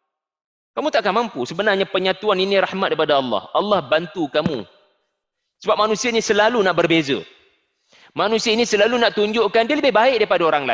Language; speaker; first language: Malay; native; Malay